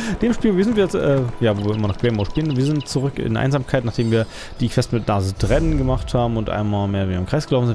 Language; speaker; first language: German; native; German